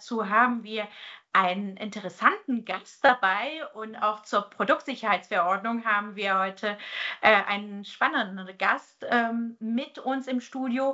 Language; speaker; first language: German; native; German